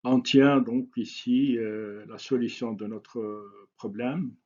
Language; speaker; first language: French; non-native, local second language; Arabic